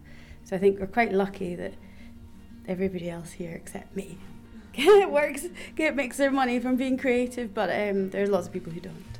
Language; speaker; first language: English; native; English